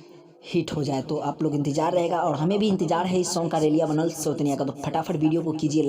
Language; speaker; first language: Hindi; non-native, local second language; Bhojpuri